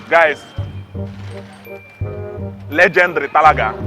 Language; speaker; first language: Filipino; non-native, learner; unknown